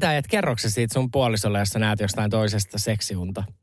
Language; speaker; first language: Finnish; native; Finnish